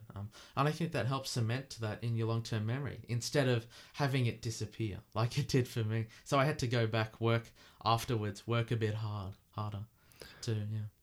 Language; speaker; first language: English; native; English